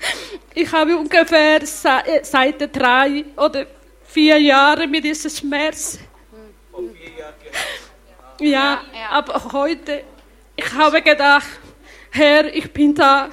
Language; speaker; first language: German; non-native, learner; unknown